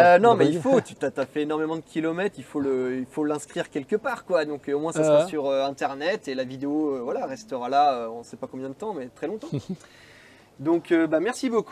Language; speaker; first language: French; native; French